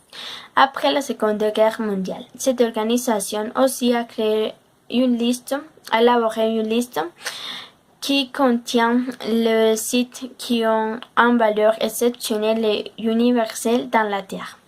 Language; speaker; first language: French; non-native, learner; Spanish